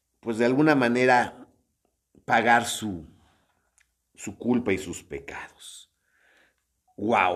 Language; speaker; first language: Spanish; native; Spanish